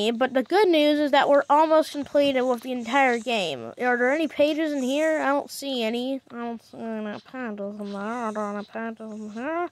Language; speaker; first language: English; native; English